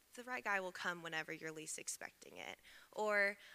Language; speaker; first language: English; native; English